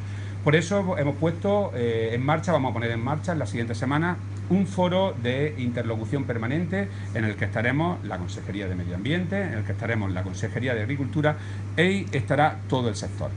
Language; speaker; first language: Spanish; native; Spanish